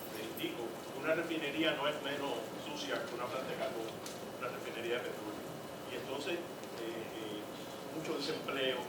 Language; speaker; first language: Spanish; native; Spanish